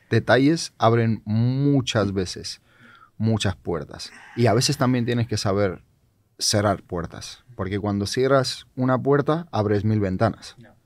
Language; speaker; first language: Spanish; non-native, fluent; Georgian